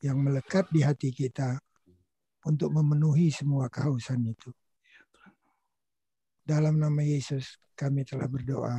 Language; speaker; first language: Indonesian; native; Indonesian